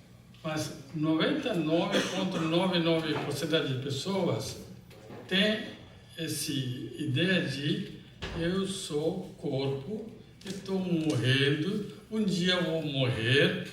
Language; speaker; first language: Portuguese; non-native, fluent; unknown